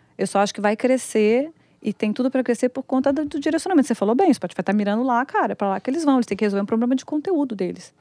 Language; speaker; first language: Portuguese; native; Portuguese